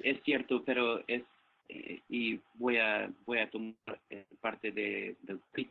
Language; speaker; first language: Spanish; non-native, fluent; English